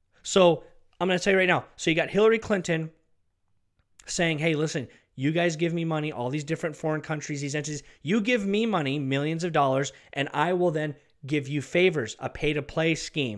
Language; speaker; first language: English; native; English